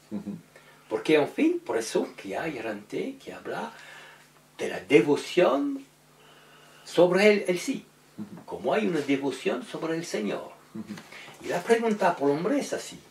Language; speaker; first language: Spanish; non-native, learner; French